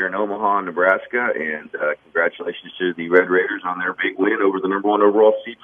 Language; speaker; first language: English; native; English